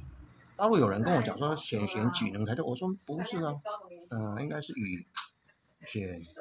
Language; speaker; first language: Chinese; native; Chinese